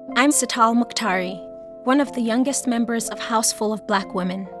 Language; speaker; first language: English; non-native, local second language; Hausa